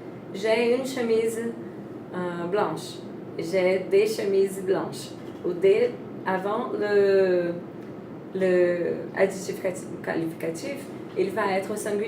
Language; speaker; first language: French; non-native, fluent; Portuguese